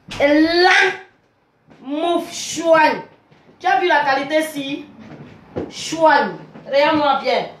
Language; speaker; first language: French; native; French